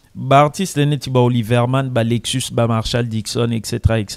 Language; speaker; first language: French; non-native, local second language; Lingala